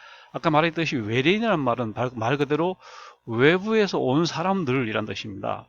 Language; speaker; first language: Korean; native; Korean